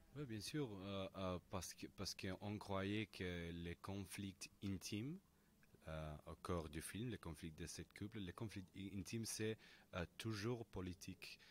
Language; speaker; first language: French; non-native, learner; Spanish